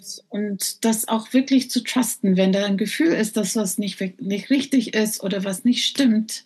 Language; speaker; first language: German; non-native, fluent; English